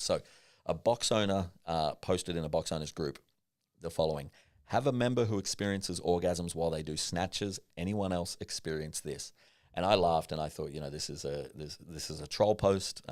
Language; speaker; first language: English; native; English